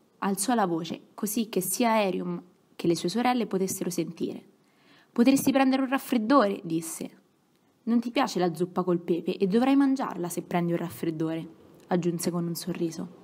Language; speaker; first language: Italian; native; Italian